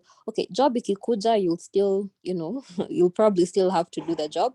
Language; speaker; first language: English; non-native, local second language; Swahili